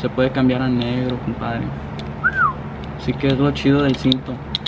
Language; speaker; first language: Spanish; early bilingual, heritage; Spanish